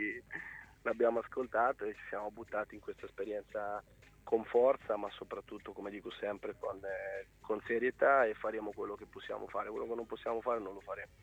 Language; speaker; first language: Italian; native; Italian